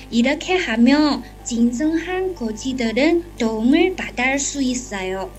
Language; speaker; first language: Korean; non-native, learner; Chinese